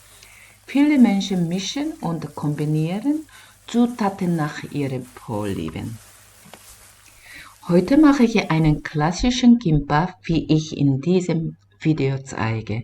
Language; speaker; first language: German; non-native, fluent; Korean